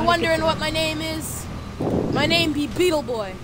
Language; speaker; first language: English; native; English